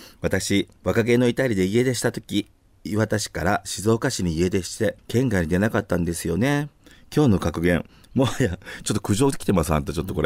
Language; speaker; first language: Japanese; native; Japanese